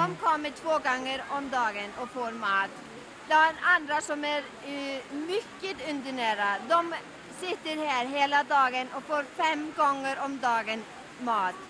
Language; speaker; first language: Swedish; non-native, learner; Icelandic